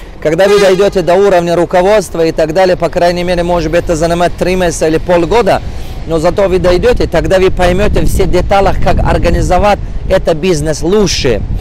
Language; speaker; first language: Russian; non-native, local second language; Tajik